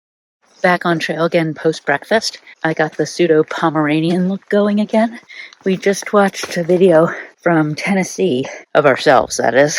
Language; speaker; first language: English; native; English